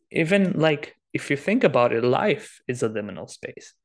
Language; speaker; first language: English; non-native, fluent; Romanian